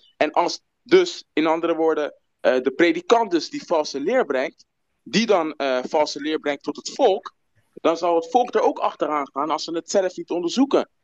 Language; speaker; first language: Dutch; non-native, local second language; Papiamento